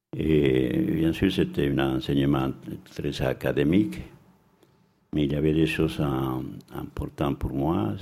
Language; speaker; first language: French; non-native, fluent; Spanish